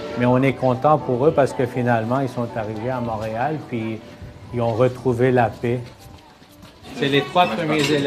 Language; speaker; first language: French; native; French